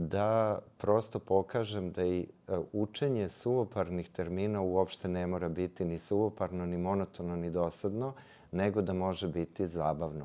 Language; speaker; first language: Serbian; native; Serbian